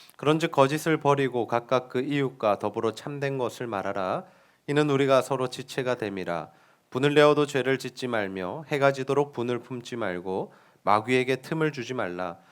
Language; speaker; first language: Korean; native; Korean